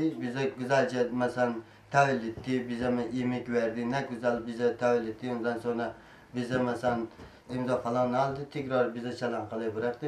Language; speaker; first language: Turkish; non-native, learner; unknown